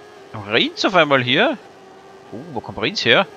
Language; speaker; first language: German; native; German